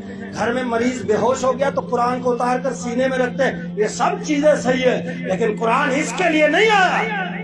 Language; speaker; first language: Urdu; native; Urdu